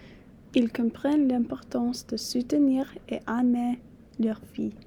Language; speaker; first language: French; non-native, learner; English